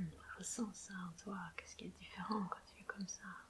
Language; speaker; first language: French; native; French